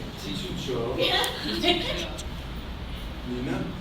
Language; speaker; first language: Chinese; non-native, learner; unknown